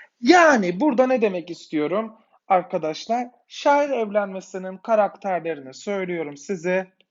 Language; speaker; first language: Turkish; native; Turkish